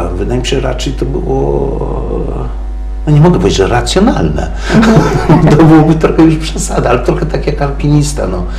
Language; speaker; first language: Polish; early bilingual, heritage; Polish